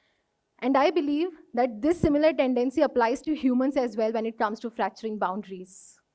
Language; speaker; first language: English; non-native, local second language; Hindi